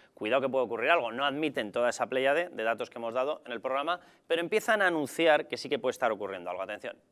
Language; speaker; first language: Spanish; native; Spanish